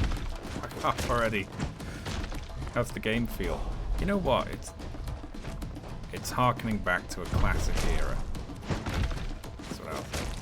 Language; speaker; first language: English; native; English